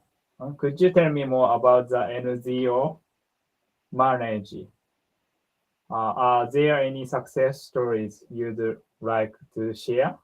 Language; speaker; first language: English; non-native, learner; Japanese